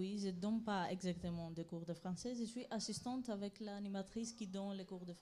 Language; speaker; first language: French; non-native, fluent; Greek